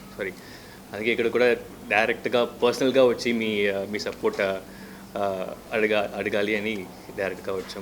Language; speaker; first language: Telugu; non-native, fluent; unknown